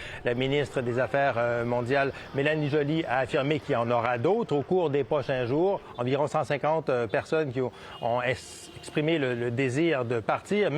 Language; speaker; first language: French; native; French